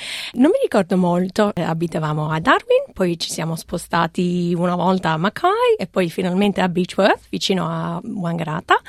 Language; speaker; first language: Italian; non-native, fluent; English